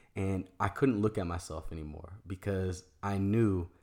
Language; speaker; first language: English; native; English